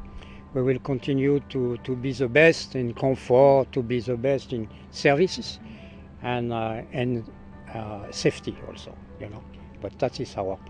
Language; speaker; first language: English; non-native, learner; French